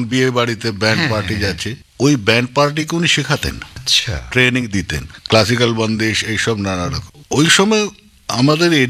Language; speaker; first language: Bangla; non-native, local second language; Punjabi